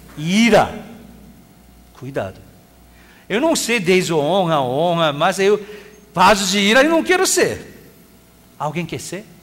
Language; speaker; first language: Portuguese; non-native, fluent; Korean